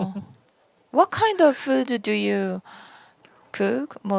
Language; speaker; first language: English; non-native, learner; Korean